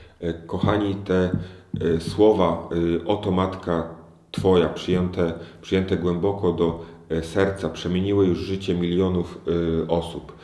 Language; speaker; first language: Polish; native; Polish